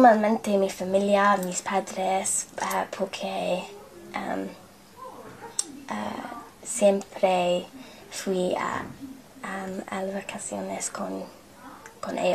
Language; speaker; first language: Spanish; non-native, learner; English